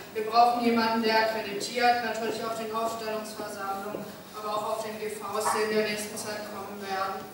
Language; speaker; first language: German; native; German